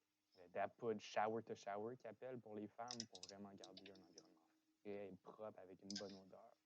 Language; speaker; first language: French; native; French